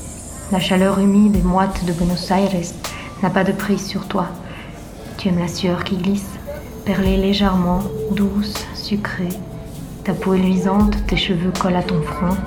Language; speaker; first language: French; native; French